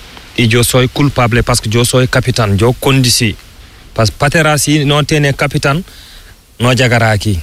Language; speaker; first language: Spanish; non-native, learner; Fula